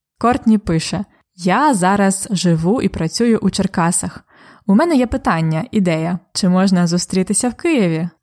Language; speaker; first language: Ukrainian; native; Ukrainian